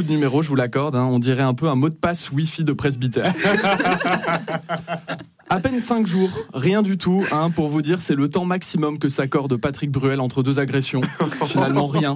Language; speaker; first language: French; native; French